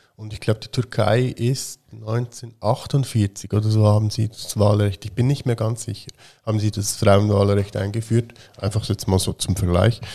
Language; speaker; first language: German; native; German